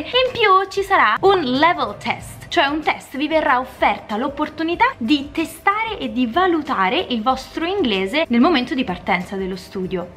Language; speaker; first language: Italian; native; Italian